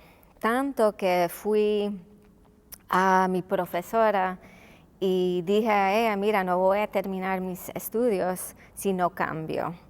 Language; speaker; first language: Spanish; non-native, local second language; English